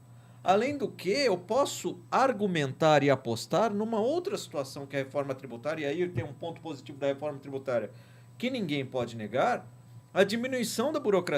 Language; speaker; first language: Portuguese; native; Portuguese